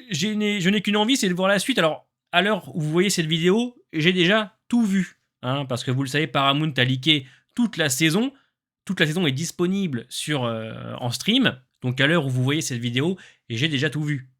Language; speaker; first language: French; native; French